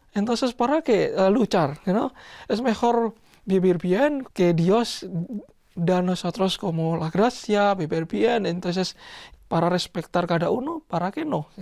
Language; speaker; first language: Spanish; non-native, learner; Indonesian